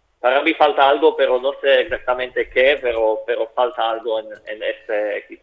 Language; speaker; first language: Spanish; non-native, fluent; Slovak